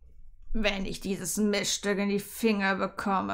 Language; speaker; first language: German; native; German